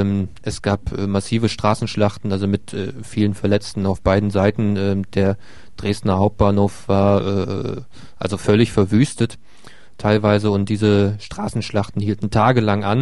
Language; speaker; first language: German; native; German